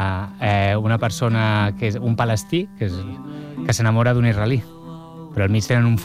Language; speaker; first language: Catalan; native; Catalan